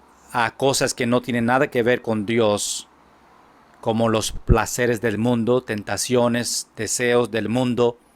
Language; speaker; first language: Spanish; non-native, fluent; English